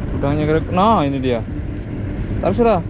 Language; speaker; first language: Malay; non-native, local second language; Javanese